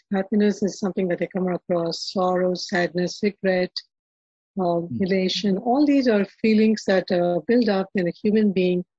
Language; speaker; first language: English; non-native, local second language; Telugu